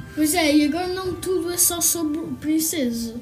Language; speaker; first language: Portuguese; early bilingual, heritage; Portuguese